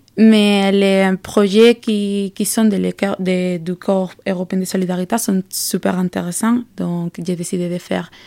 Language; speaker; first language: French; non-native, learner; Spanish